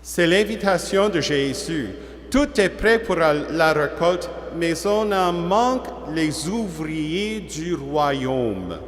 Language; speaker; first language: French; non-native, learner; English